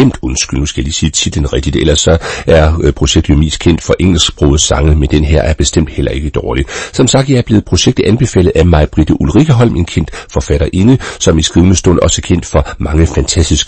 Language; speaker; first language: Danish; native; Danish